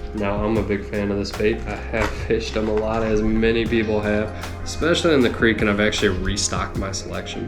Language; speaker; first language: English; native; English